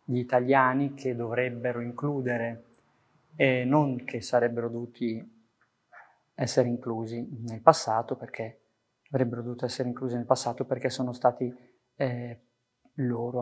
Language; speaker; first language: Italian; early bilingual, other home language; Persian